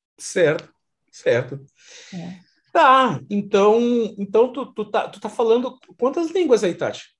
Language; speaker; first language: Portuguese; native; Portuguese